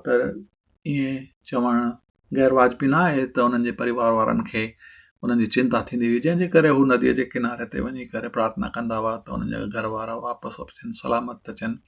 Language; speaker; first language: Sindhi; early bilingual, heritage; Sindhi